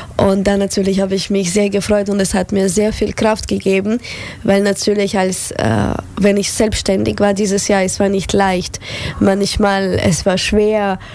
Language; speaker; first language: German; non-native, fluent; Russian